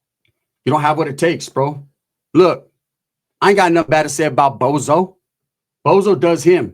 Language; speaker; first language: English; native; English